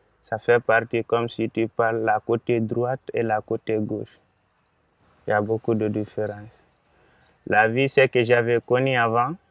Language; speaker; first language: French; non-native, local second language; Fula